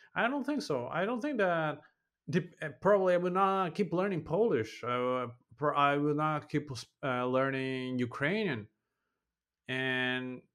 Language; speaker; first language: English; non-native, fluent; Portuguese